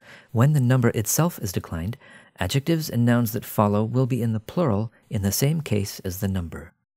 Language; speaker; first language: English; native; English